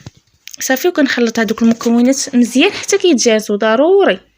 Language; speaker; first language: Arabic; native; Arabic